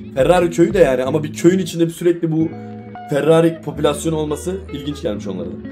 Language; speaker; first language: Turkish; native; Turkish